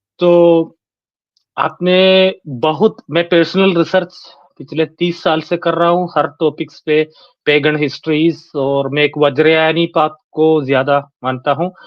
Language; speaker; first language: Hindi; non-native, local second language; Malayalam